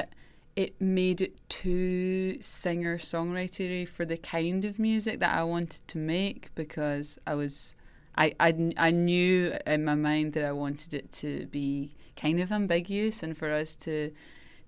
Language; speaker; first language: English; native; English